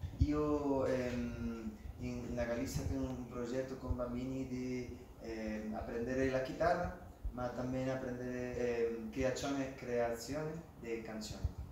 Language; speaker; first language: Italian; non-native, learner; Galician